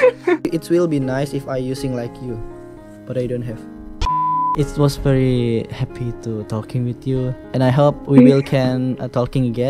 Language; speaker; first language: English; non-native, learner; Indonesian